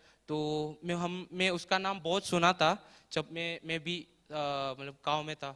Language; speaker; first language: Hindi; non-native, local second language; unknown